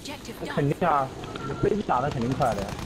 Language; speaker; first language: Chinese; native; Chinese